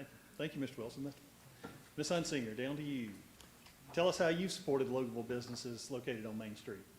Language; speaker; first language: English; native; English